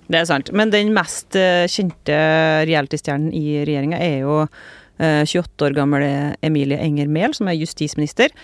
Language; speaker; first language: Norwegian; native; Norwegian